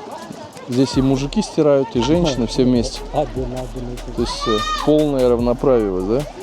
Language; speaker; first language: Russian; native; Russian